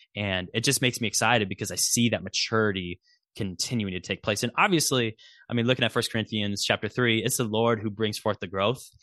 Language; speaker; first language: English; native; English